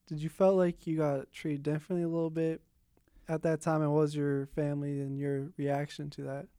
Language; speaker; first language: English; native; English